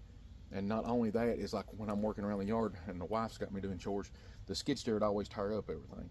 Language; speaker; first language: English; native; English